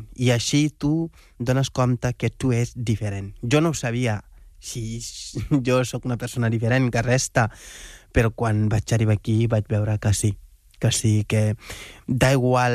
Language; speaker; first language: Catalan; non-native, fluent; Wolof